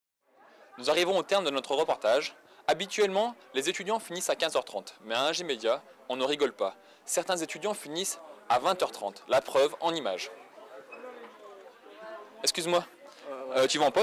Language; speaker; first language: French; native; French